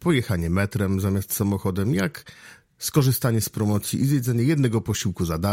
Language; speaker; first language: Polish; native; Polish